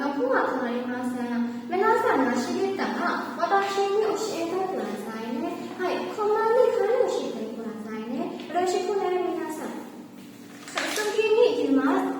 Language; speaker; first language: Japanese; non-native, learner; Burmese